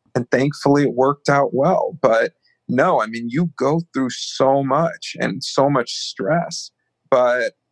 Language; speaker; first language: English; native; English